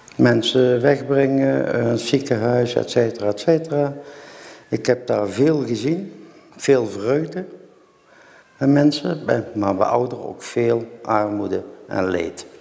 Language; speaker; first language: Dutch; native; Dutch